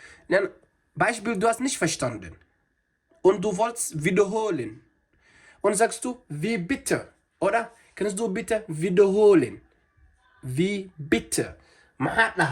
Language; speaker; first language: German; non-native, learner; Somali